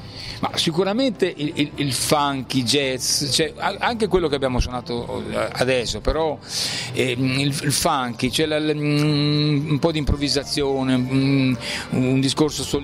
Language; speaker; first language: Italian; native; Italian